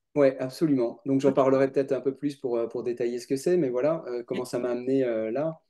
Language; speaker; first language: French; native; French